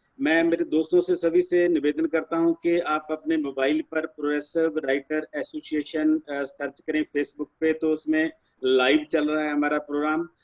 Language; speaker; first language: Hindi; non-native, local second language; Punjabi